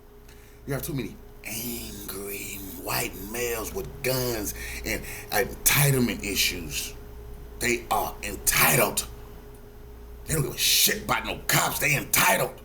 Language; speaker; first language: English; native; English